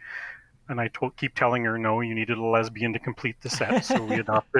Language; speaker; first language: English; native; English